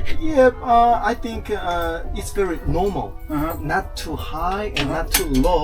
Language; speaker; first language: English; non-native, learner; Korean